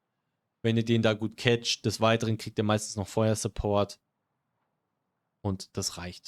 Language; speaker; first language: German; native; German